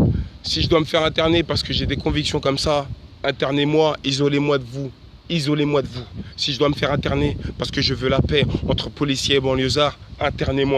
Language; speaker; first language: French; native; French